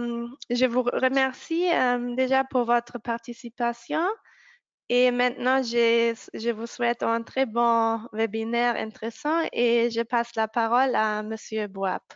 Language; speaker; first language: French; non-native, fluent; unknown